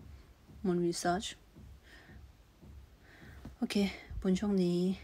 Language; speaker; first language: French; non-native, learner; Tibetan